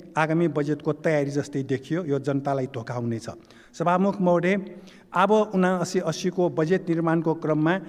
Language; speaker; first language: Nepali; non-native, local second language; Newari